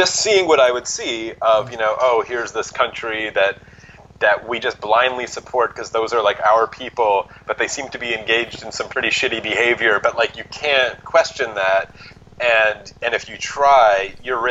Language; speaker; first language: English; native; English